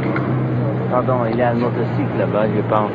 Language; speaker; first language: French; non-native, learner; English